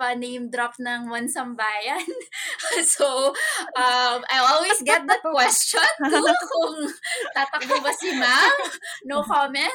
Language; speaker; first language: English; non-native, local second language; Cebuano